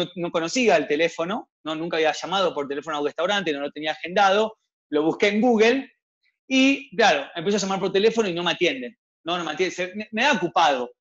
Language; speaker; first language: Spanish; native; Spanish